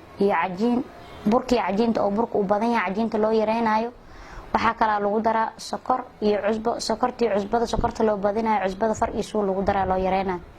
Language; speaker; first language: Somali; non-native, local second language; Swahili